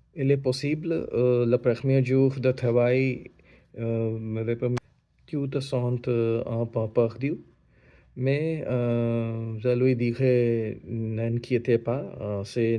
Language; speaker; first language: French; non-native, learner; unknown